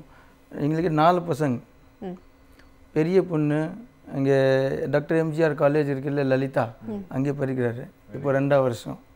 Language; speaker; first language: Tamil; non-native, local second language; Hindi